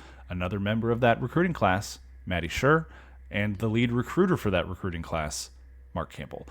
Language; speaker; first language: English; native; English